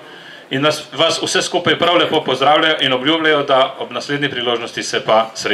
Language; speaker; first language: Slovenian; native; Slovenian